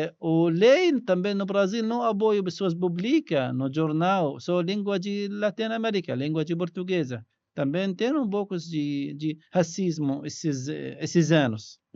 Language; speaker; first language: Portuguese; non-native, learner; Arabic